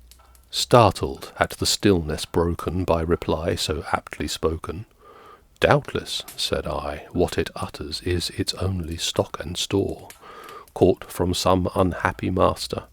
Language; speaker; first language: English; native; English